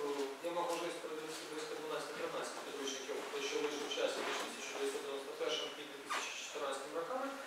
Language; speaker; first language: Ukrainian; native; Ukrainian